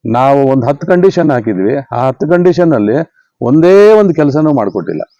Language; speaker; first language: Kannada; native; Kannada